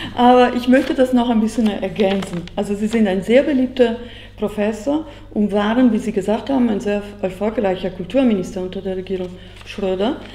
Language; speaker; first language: German; non-native, fluent; Italian